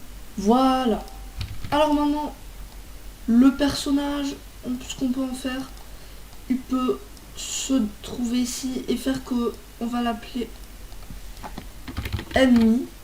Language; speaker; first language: French; native; French